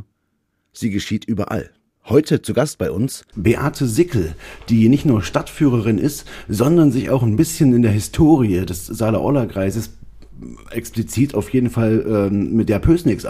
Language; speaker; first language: German; native; German